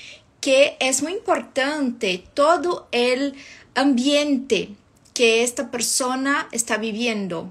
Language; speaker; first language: Spanish; non-native, fluent; Portuguese